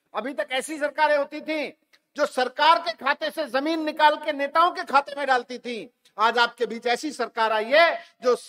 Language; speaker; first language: Hindi; native; Hindi